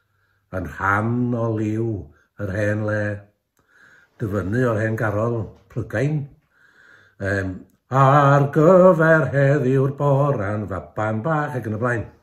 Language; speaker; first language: Welsh; native; Welsh